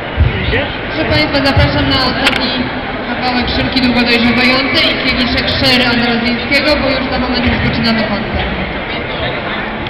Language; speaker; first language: Polish; native; Polish